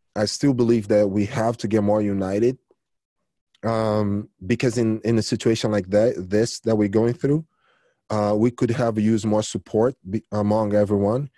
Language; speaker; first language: English; early bilingual, other home language; Portuguese